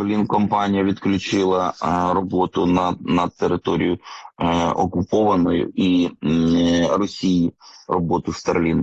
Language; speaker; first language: Ukrainian; native; Ukrainian